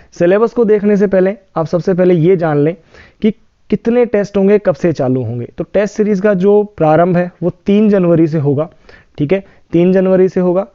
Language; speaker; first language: Hindi; native; Hindi